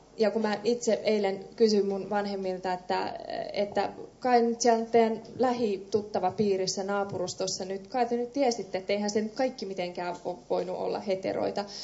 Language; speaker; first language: Finnish; early bilingual, other home language; Persian